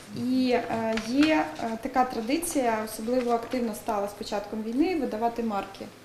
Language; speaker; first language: Ukrainian; native; Ukrainian